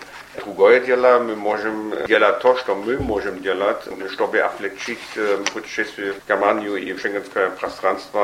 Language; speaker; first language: Russian; non-native, fluent; German